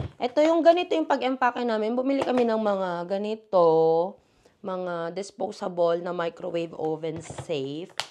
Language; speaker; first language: Filipino; native; Filipino